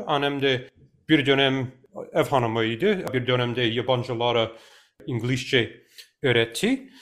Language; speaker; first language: Turkish; non-native, fluent; English